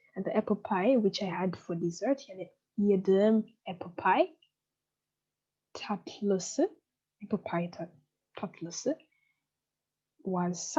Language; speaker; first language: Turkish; non-native, fluent; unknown